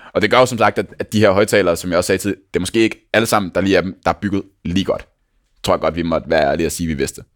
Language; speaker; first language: Danish; native; Danish